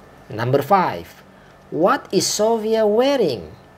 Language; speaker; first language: English; non-native, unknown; Indonesian